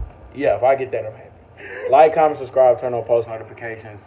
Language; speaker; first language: English; native; English